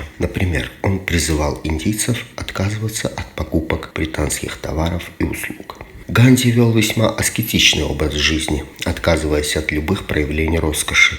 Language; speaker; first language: Russian; native; Russian